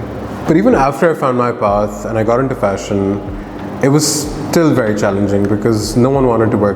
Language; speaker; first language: English; non-native, local second language; Urdu